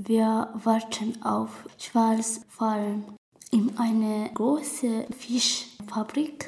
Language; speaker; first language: German; non-native, learner; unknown